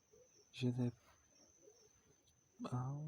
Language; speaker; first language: French; non-native, learner; Portuguese